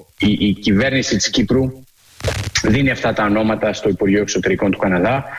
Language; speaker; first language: Greek; early bilingual, heritage; Greek